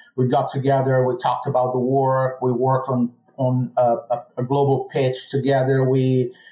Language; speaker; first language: English; non-native, fluent; Portuguese